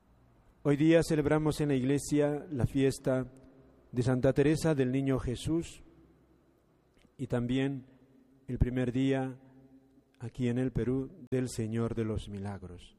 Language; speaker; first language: Spanish; native; Spanish